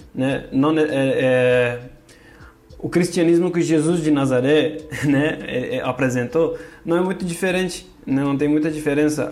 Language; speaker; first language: Portuguese; non-native, fluent; Turkish